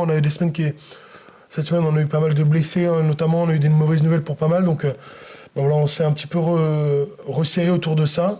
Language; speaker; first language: French; native; French